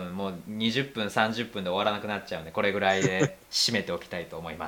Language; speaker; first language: Japanese; native; Japanese